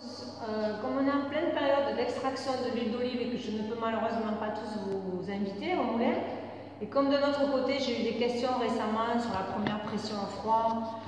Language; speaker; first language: French; native; French